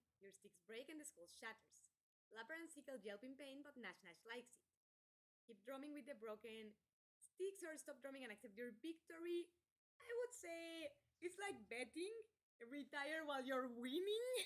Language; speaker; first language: English; non-native, fluent; Spanish